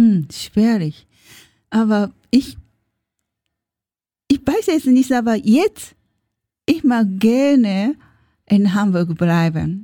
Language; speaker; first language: German; non-native, learner; Japanese